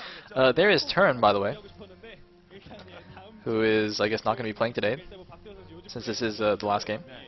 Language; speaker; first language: English; native; English